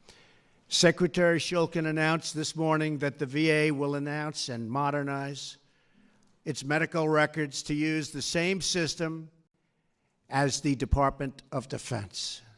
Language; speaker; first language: English; native; English